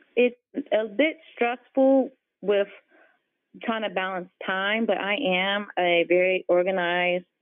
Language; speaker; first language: English; native; English